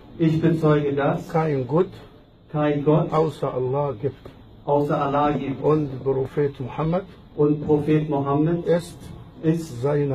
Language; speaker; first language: German; non-native, learner; Arabic